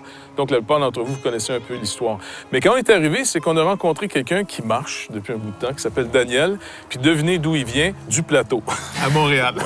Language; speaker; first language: French; native; French